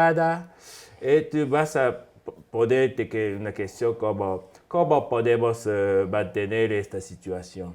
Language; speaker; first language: Spanish; non-native, fluent; Japanese